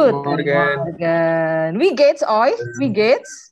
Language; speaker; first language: German; non-native, learner; Indonesian